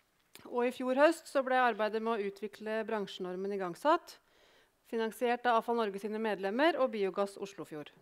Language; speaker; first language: Norwegian; native; Norwegian